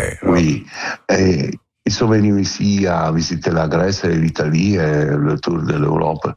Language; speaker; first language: French; non-native, learner; Italian